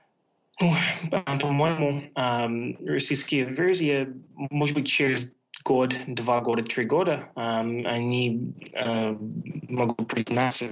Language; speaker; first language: Russian; non-native, fluent; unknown